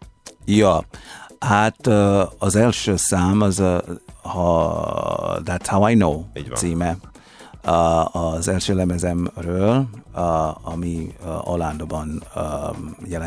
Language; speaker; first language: Hungarian; non-native, fluent; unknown